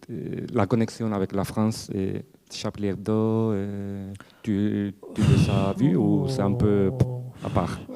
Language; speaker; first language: French; non-native, fluent; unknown